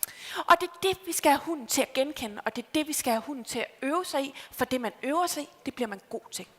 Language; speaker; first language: Danish; native; Danish